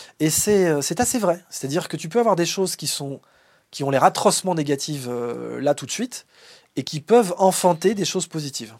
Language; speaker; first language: French; native; French